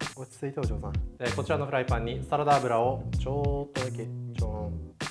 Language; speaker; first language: Japanese; non-native, fluent; Filipino